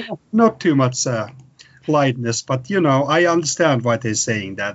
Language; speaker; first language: English; non-native, fluent; Finnish